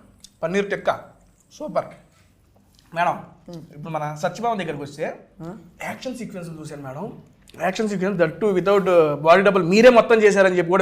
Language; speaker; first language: Telugu; native; Telugu